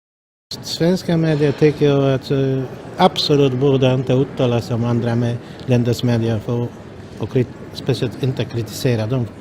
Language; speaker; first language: Swedish; non-native, fluent; Polish